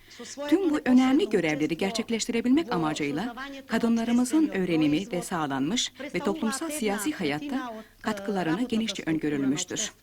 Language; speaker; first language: Turkish; native; Turkish